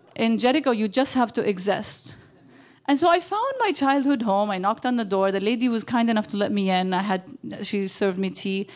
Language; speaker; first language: English; early bilingual, other home language; Arabic